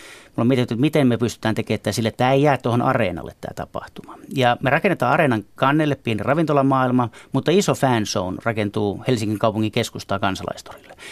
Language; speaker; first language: Finnish; native; Finnish